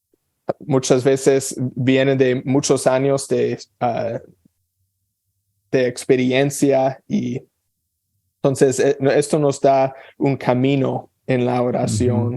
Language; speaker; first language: Spanish; non-native, fluent; English